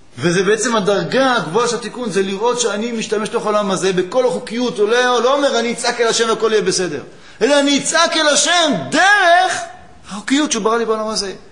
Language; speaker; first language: Hebrew; native; Hebrew